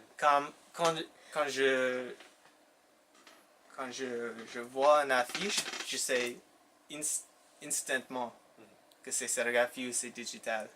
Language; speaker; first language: French; non-native, local second language; English